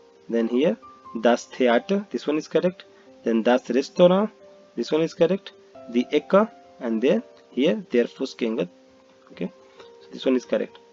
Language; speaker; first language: English; non-native, local second language; Hindi